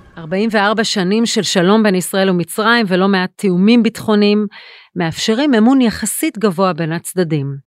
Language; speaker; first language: Hebrew; native; Hebrew